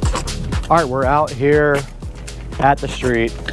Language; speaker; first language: English; native; English